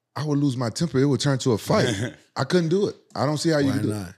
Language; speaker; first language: English; native; English